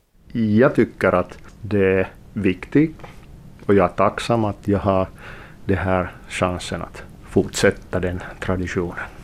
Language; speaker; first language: Swedish; non-native, local second language; Finnish